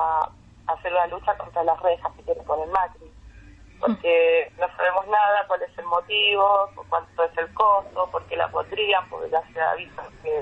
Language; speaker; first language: Spanish; native; Spanish